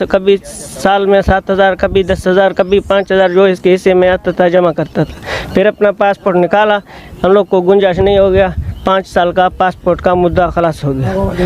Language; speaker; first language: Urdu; non-native, local second language; Baluchi